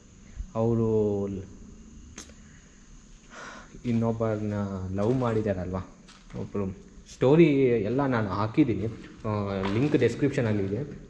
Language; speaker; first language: Kannada; non-native, local second language; Telugu